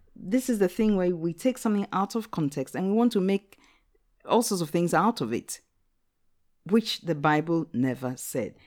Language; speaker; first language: English; non-native, local second language; Akan